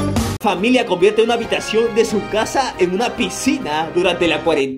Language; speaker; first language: Spanish; native; Spanish